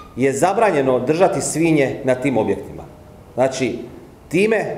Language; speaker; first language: Croatian; native; Croatian